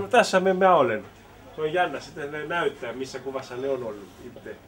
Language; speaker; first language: Finnish; early bilingual, heritage; Finnish